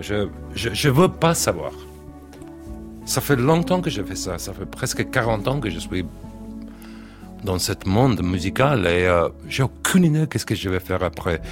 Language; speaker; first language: French; non-native, learner; English